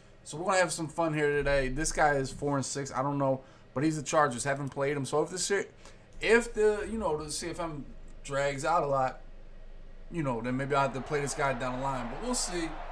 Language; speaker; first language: English; native; English